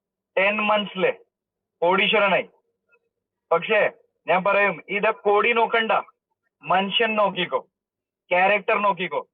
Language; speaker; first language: Malayalam; early bilingual, heritage; Malayalam